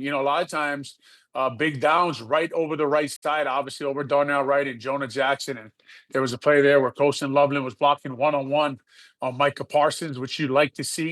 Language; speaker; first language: English; native; English